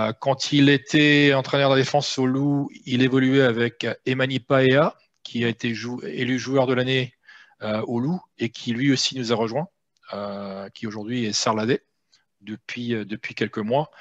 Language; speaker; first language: French; native; French